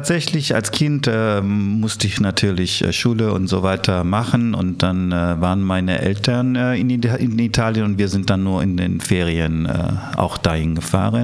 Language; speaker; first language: German; early bilingual, other home language; Italian